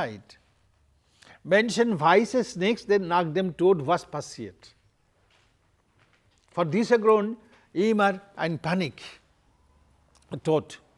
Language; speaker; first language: German; non-native, learner; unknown